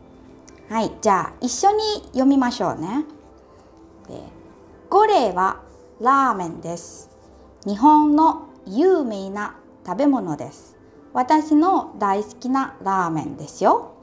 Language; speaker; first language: Japanese; non-native, fluent; Indonesian